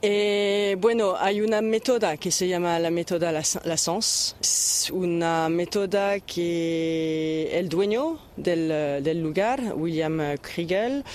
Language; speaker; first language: Spanish; non-native, learner; French